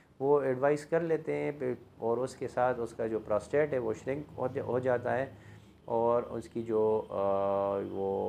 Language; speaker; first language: Urdu; non-native, local second language; Pashto